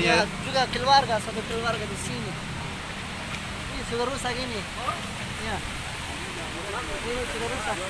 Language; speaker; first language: Indonesian; non-native, learner; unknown